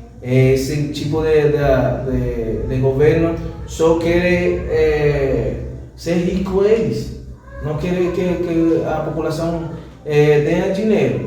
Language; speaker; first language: Portuguese; non-native, fluent; Spanish